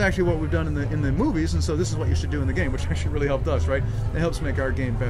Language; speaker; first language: English; native; English